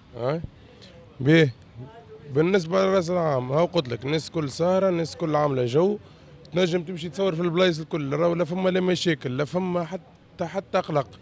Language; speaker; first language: Arabic; native; Arabic